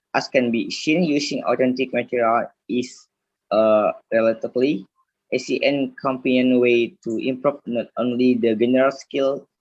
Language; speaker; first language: English; non-native, learner; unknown